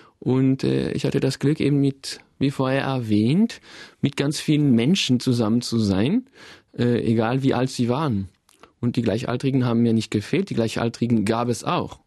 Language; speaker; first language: German; non-native, fluent; French